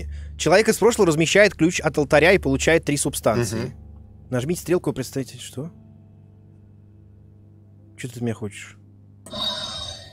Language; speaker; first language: Russian; native; Russian